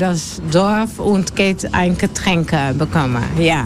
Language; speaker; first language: German; non-native, learner; Dutch